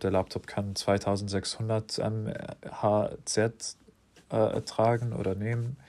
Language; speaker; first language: German; non-native, fluent; English